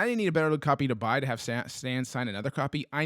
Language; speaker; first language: English; native; English